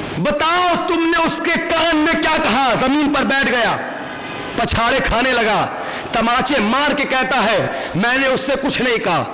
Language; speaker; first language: Urdu; native; Urdu